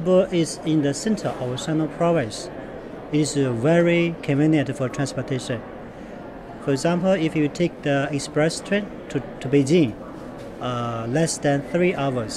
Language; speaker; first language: English; non-native, fluent; Chinese